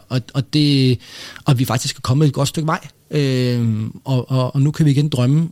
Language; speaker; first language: Danish; native; Danish